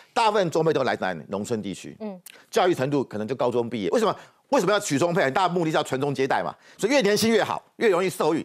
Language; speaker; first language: Chinese; native; Chinese